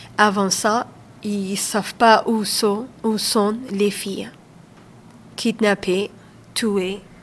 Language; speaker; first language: French; non-native, learner; Somali